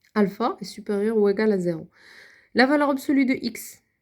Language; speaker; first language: French; non-native, local second language; Arabic